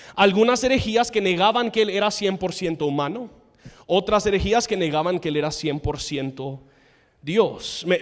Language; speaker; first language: Spanish; non-native, fluent; English